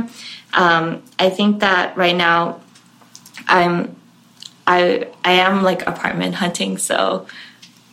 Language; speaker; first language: English; non-native, local second language; Cantonese